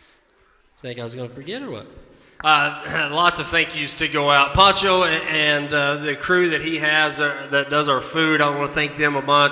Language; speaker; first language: English; native; English